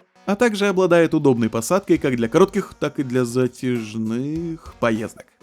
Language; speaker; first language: Russian; native; Russian